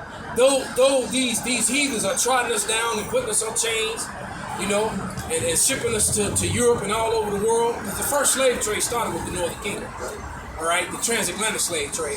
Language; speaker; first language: English; native; English